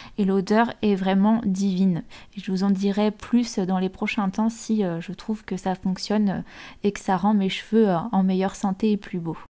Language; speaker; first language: French; native; French